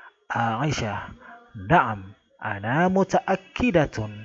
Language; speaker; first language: Arabic; non-native, fluent; Indonesian